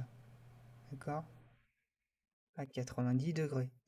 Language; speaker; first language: French; native; French